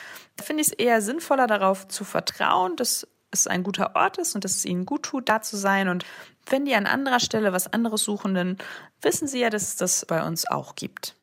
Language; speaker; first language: German; native; German